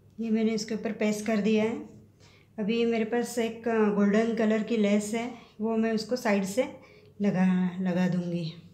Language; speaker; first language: Hindi; non-native, local second language; Marathi